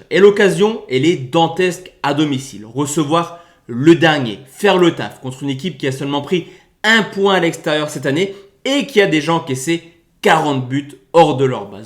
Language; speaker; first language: French; native; French